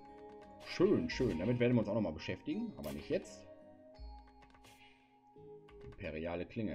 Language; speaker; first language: German; native; German